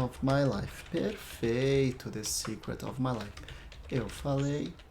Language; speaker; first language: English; non-native, fluent; Portuguese